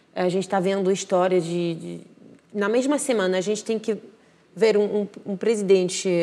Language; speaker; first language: Portuguese; non-native, fluent; French